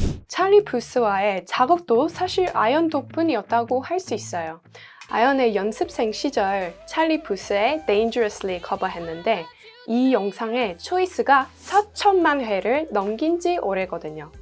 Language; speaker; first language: Korean; native; Korean